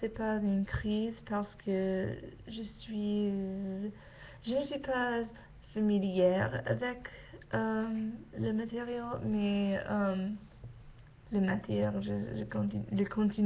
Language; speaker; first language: French; non-native, learner; English